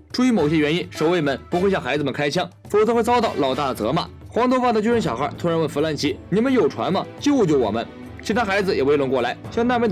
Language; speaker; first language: Chinese; native; Chinese